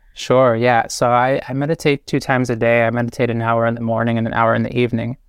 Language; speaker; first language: English; native; English